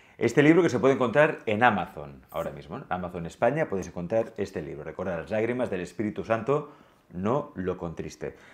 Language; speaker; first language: Spanish; native; Spanish